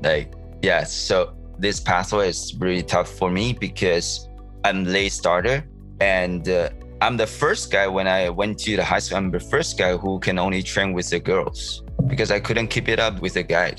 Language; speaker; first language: English; non-native, learner; Chinese